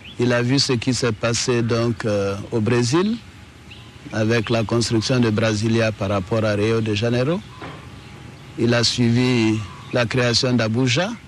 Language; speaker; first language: French; non-native, local second language; Dyula